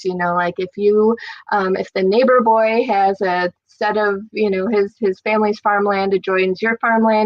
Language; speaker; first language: English; native; English